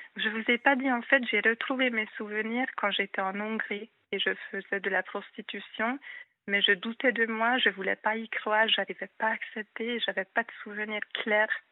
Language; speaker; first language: French; non-native, fluent; Hungarian